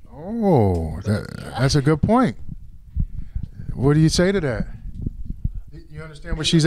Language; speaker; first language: English; native; English